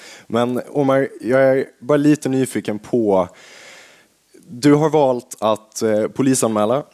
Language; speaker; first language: Swedish; native; Swedish